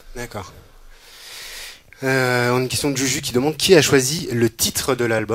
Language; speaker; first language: French; native; French